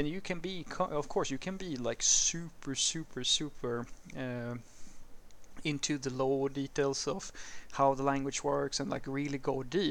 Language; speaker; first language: English; non-native, fluent; Swedish